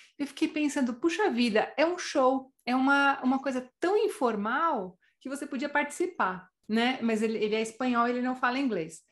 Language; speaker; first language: Portuguese; native; Portuguese